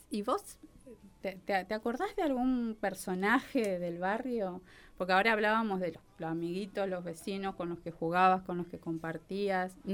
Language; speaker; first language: Spanish; native; Spanish